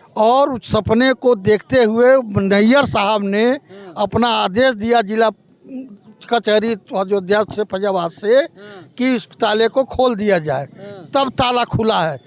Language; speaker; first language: Hindi; native; Hindi